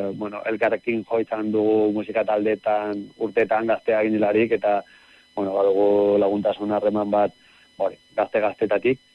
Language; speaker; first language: Basque; native; Basque